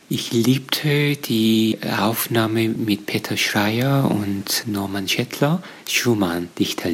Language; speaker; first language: German; non-native, fluent; Korean